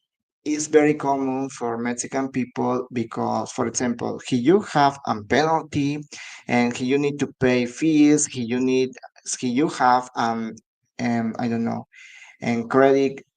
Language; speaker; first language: English; non-native, learner; Spanish